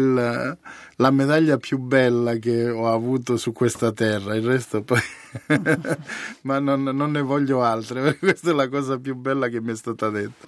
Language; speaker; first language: Italian; native; Italian